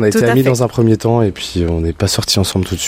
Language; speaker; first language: French; native; French